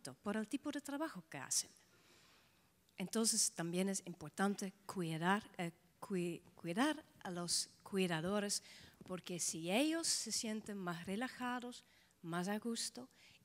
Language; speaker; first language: Spanish; non-native, fluent; Dutch